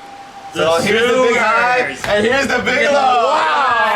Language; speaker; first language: English; native; English